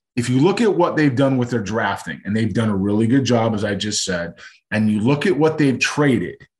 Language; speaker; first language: English; native; English